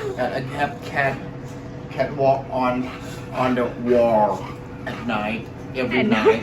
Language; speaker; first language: English; non-native, learner; Thai